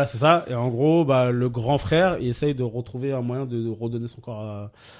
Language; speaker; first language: French; native; French